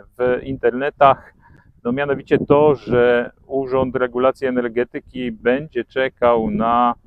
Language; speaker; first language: Polish; native; Polish